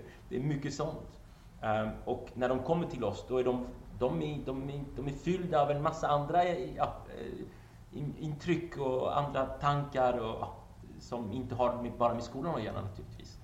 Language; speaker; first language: Swedish; non-native, fluent; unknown